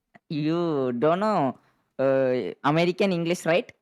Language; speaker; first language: English; non-native, learner; Malayalam